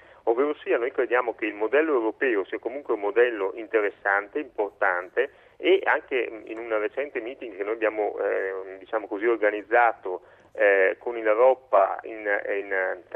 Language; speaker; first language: Italian; native; Italian